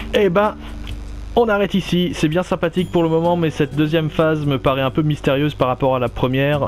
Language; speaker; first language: French; native; French